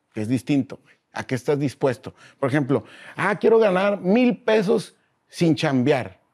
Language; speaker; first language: Spanish; native; Spanish